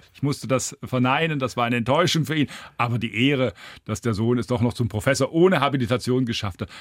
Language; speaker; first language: German; native; German